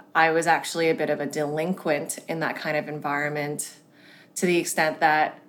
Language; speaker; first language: English; early bilingual, other home language; Cantonese